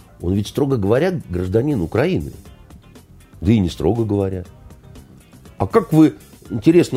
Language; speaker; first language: Russian; native; Russian